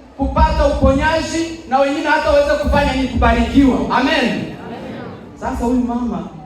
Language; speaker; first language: Swahili; native; Swahili